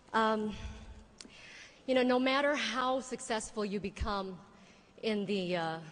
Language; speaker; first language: English; early bilingual, other home language; Vietnamese